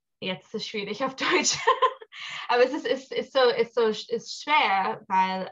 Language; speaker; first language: German; early bilingual, heritage; English